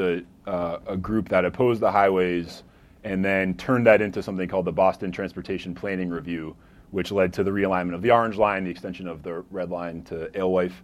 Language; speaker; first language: English; native; English